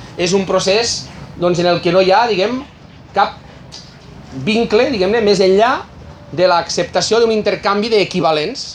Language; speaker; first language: Catalan; native; Catalan